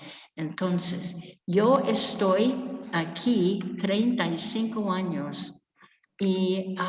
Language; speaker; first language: Spanish; non-native, fluent; English